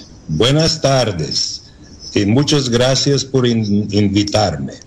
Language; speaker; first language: Spanish; non-native, learner; Bulgarian